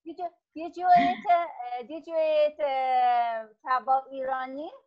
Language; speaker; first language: English; non-native, learner; Persian